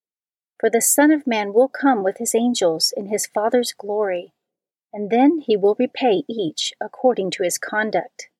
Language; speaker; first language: English; native; English